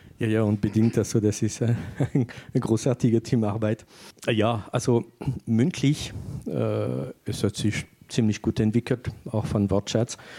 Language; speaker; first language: German; non-native, fluent; French